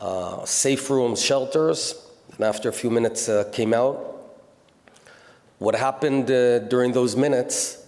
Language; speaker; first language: English; non-native, local second language; Hebrew